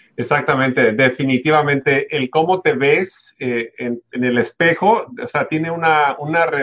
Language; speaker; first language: Spanish; native; Spanish